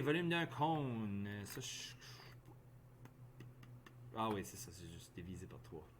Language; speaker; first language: French; native; French